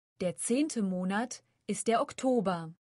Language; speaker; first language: German; non-native, learner; Russian